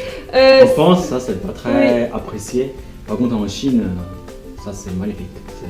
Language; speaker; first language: French; non-native, fluent; Chinese